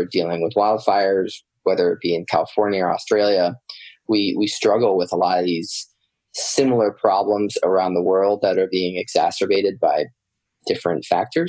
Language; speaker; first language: English; native; English